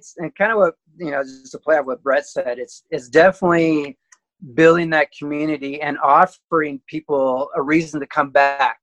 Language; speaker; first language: English; native; English